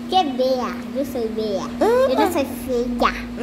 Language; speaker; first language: Spanish; non-native, learner; Haitian Creole